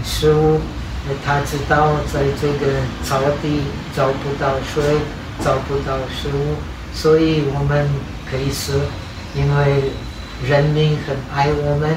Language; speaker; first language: Chinese; non-native, fluent; Czech